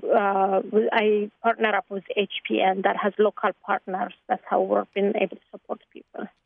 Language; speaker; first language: English; non-native, fluent; Tigrinya